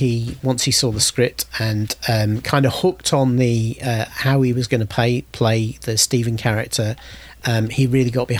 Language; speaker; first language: English; native; English